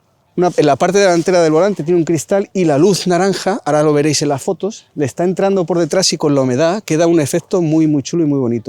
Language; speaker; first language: Spanish; native; Spanish